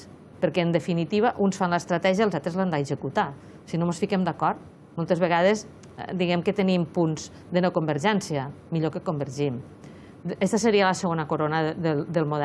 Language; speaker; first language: Catalan; native; Catalan